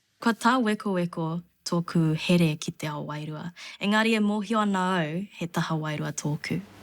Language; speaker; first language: Māori; non-native, local second language; Chinese